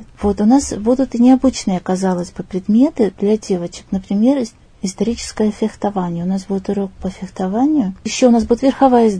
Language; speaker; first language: Russian; native; Russian